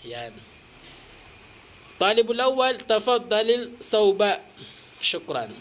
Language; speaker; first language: Arabic; non-native, fluent; Filipino